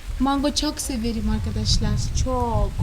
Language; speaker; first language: Turkish; non-native, fluent; Portuguese